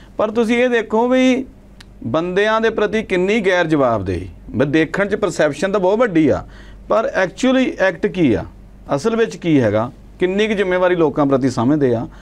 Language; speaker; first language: Punjabi; native; Punjabi